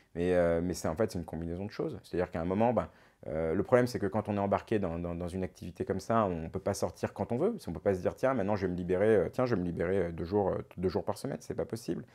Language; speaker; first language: French; native; French